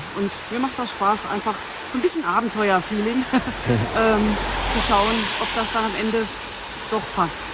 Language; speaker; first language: German; native; German